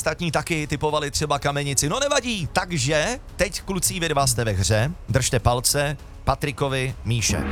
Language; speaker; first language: Czech; native; Czech